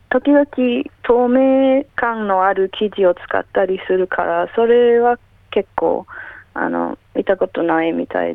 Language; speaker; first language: Japanese; non-native, fluent; English